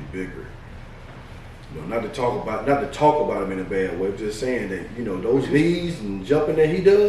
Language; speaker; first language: English; native; English